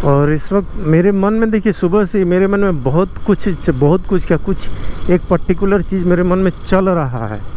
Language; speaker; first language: Hindi; non-native, local second language; Bangla